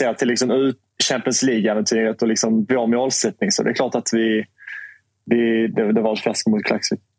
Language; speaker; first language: Swedish; native; Swedish